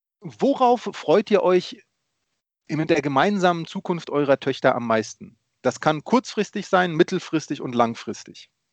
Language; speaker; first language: German; early bilingual, other home language; Polish